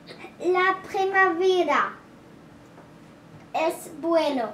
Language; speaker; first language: Spanish; non-native, learner; Danish